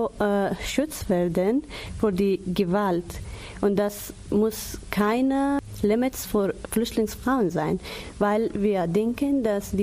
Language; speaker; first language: German; non-native, learner; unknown